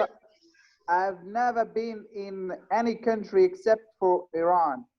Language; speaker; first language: English; non-native, fluent; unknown